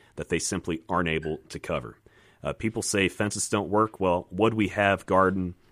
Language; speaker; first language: English; native; English